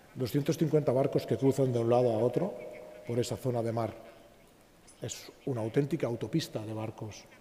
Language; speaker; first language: Spanish; native; Spanish